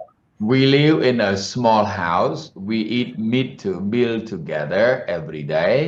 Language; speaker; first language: English; non-native, learner; Khmer